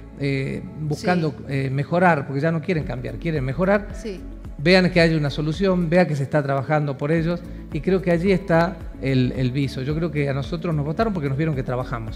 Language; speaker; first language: Spanish; native; Spanish